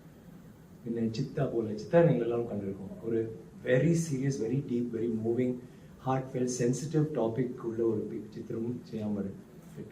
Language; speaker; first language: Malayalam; non-native, learner; Tamil